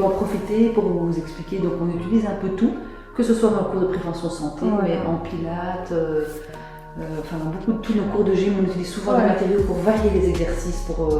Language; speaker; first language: French; native; French